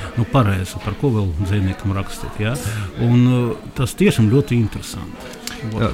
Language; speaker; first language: Latvian; non-native, local second language; Russian